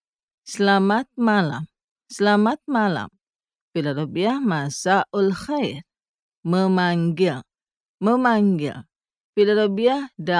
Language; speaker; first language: Arabic; non-native, fluent; Indonesian